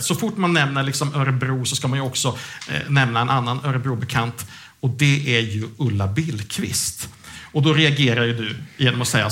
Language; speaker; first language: Swedish; native; Swedish